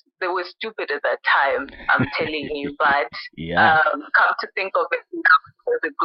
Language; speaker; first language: English; non-native, local second language; Venda